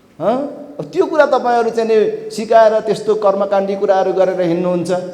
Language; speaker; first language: Nepali; native; Nepali